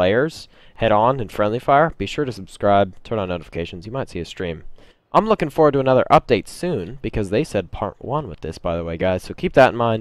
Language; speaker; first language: English; native; English